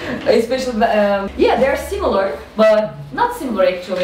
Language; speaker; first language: English; non-native, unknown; Turkish